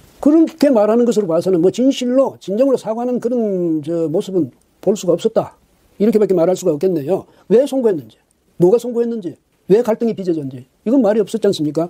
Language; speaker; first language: Korean; native; Korean